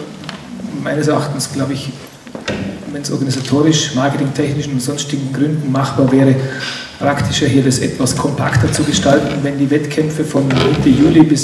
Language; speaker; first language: German; native; German